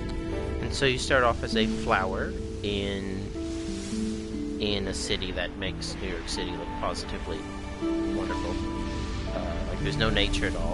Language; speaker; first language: English; native; English